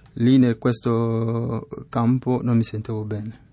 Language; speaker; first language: Italian; non-native, fluent; French